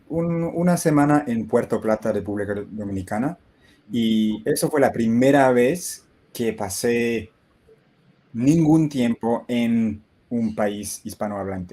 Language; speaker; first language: Spanish; non-native, fluent; English